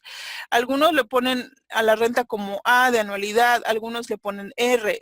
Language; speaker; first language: Spanish; native; Spanish